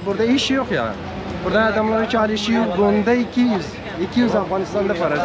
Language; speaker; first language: Turkish; non-native, learner; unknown